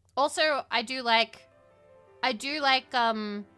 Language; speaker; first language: English; native; English